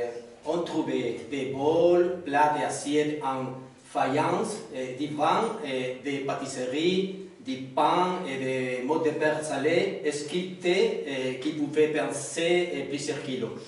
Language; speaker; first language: French; non-native, learner; Spanish